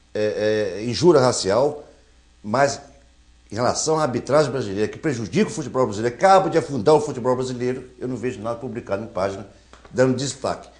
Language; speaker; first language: Portuguese; native; Portuguese